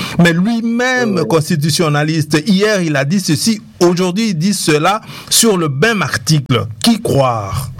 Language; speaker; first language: French; non-native, local second language; Lingala